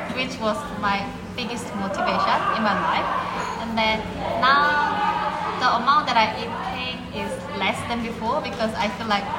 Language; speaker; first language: English; non-native, fluent; Korean